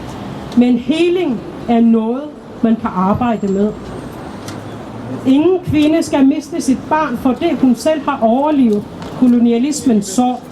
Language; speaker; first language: Danish; non-native, local second language; Kalaallisut